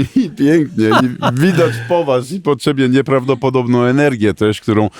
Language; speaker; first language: Polish; non-native, fluent; French